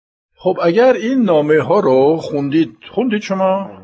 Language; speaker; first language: Persian; non-native, fluent; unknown